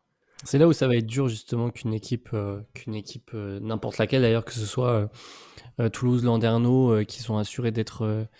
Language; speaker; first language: French; native; French